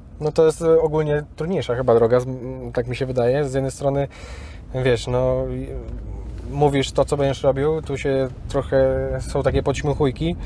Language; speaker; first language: Polish; native; Polish